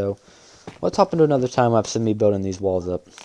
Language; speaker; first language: English; native; English